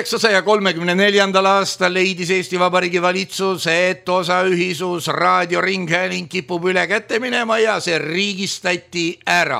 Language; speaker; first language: Estonian; native; Estonian